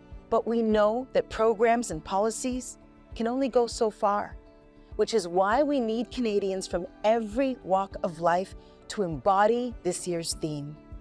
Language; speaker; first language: English; native; English